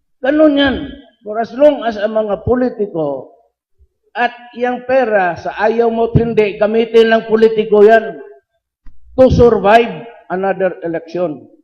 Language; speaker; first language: Filipino; non-native, local second language; Cebuano